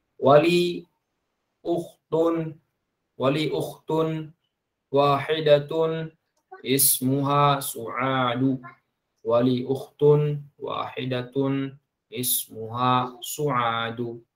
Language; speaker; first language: Arabic; non-native, fluent; Indonesian